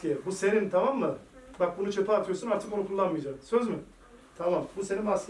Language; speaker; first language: Turkish; native; Turkish